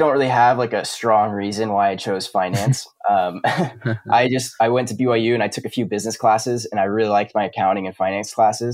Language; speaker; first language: English; native; English